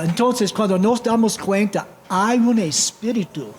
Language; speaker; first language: Spanish; non-native, fluent; English